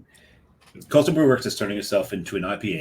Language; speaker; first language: English; native; English